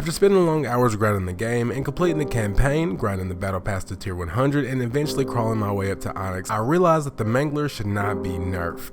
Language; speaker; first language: English; native; English